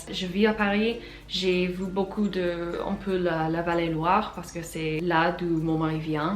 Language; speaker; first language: French; non-native, fluent; English